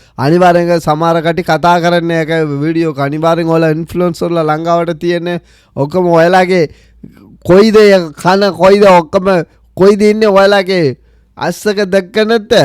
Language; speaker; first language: Sinhala; early bilingual, heritage; Sinhala